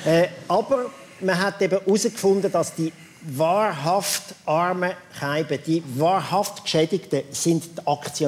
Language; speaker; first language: German; native; German